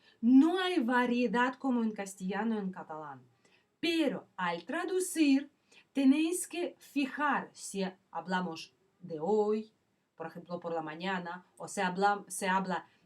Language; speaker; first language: Spanish; non-native, fluent; Russian